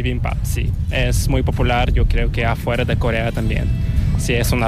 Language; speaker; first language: Spanish; non-native, fluent; Korean